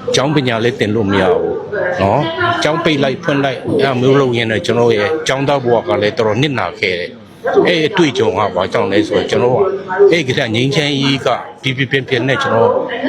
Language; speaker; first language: Burmese; non-native, local second language; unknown